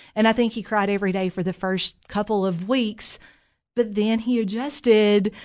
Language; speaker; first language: English; native; English